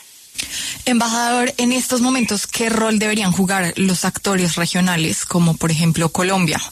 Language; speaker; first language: Spanish; native; Spanish